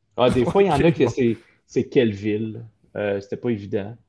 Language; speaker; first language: French; native; French